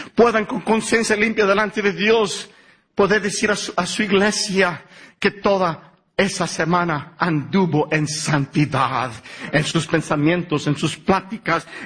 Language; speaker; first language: Spanish; early bilingual, heritage; Spanish